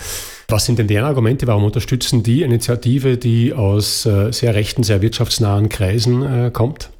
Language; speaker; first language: German; native; German